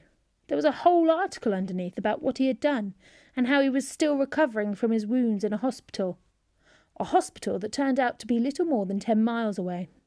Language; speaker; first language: English; native; English